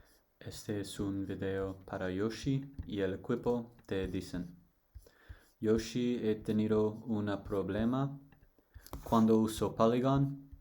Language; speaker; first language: Spanish; non-native, learner; English